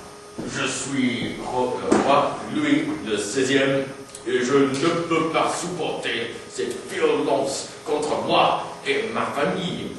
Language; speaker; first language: French; non-native, learner; English